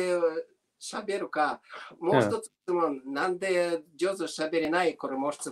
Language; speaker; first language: Japanese; non-native, learner; Russian